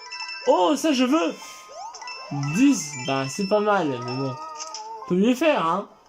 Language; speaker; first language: French; native; French